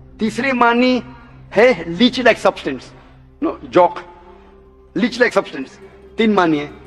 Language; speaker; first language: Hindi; non-native, local second language; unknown